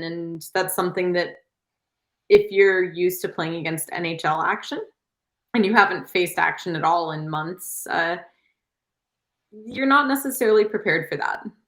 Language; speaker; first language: English; native; English